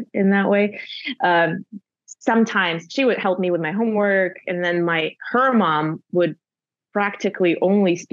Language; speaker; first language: English; non-native, fluent; Russian